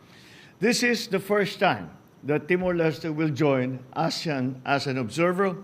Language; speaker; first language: English; non-native, local second language; Filipino